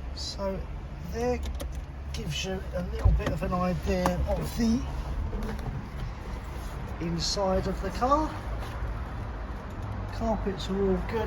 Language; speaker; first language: English; native; English